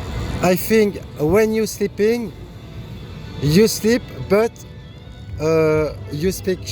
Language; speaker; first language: English; non-native, learner; French